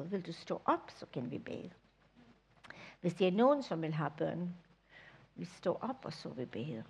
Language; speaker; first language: Danish; non-native, fluent; English